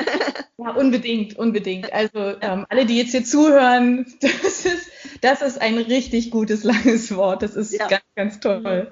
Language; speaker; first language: German; native; German